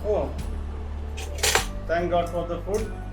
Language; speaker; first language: English; non-native, local second language; Tamil